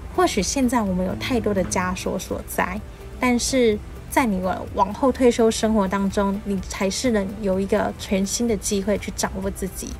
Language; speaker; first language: Chinese; native; Chinese